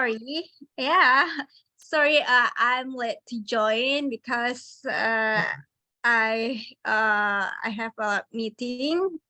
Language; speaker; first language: English; non-native, learner; Indonesian